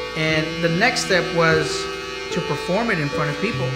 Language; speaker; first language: English; native; English